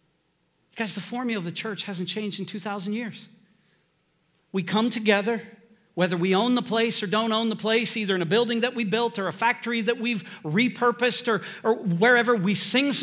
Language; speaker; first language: English; native; English